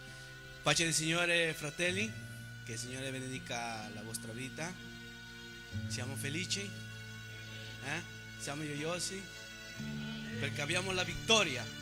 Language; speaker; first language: Italian; non-native, fluent; Spanish